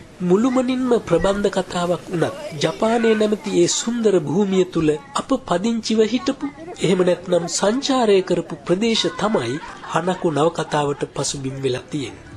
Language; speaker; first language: Sinhala; native; Sinhala